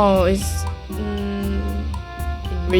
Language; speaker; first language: English; non-native, learner; Chinese